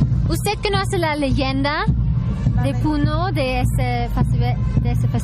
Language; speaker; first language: Spanish; non-native, learner; German